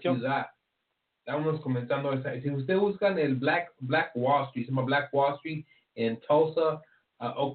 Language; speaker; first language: Spanish; early bilingual, heritage; Spanish